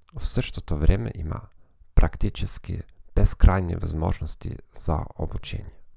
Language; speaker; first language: Bulgarian; non-native, fluent; German